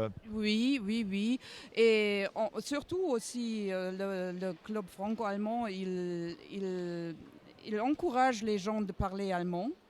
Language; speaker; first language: French; non-native, fluent; German